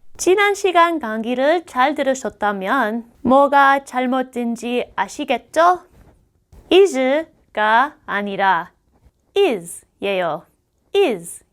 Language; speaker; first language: Korean; non-native, fluent; English